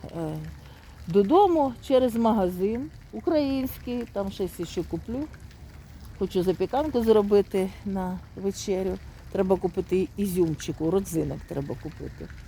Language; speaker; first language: Ukrainian; native; Ukrainian